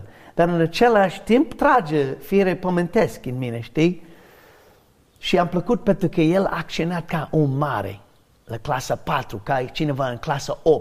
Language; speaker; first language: Romanian; non-native, learner; English